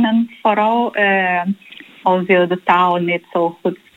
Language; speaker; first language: Dutch; non-native, learner; Portuguese